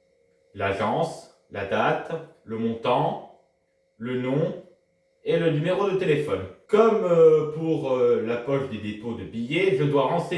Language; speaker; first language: French; native; French